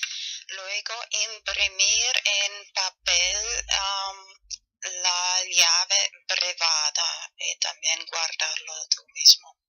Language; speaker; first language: Spanish; non-native, fluent; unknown